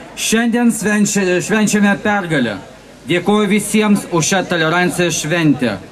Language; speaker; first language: Lithuanian; non-native, learner; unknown